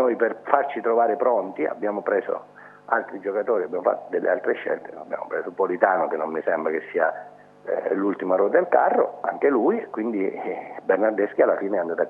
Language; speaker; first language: Italian; native; Italian